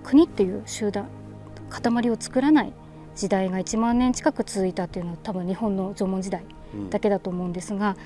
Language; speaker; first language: Japanese; native; Japanese